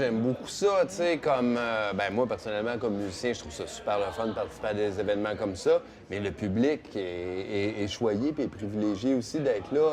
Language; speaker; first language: French; native; French